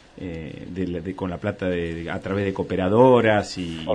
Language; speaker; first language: Spanish; native; Spanish